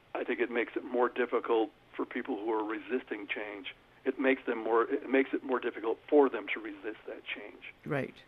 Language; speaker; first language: English; native; English